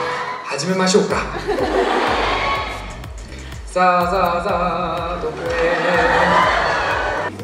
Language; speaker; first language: Japanese; non-native, learner; Korean